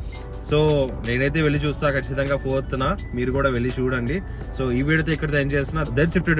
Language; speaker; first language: Telugu; native; Telugu